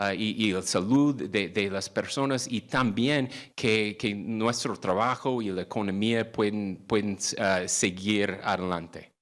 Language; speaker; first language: Spanish; non-native, fluent; English